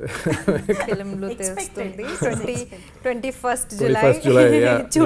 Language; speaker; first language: Telugu; non-native, learner; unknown